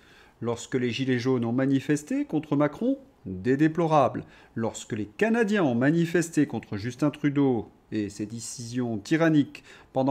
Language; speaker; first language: French; native; French